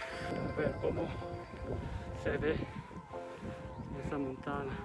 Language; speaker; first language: Spanish; non-native, learner; Korean